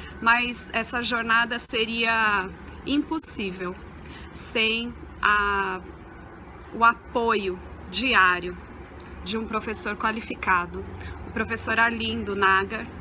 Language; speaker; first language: Portuguese; native; Portuguese